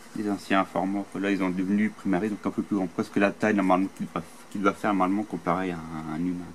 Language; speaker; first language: French; native; French